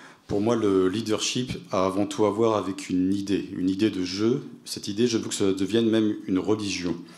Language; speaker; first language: French; native; French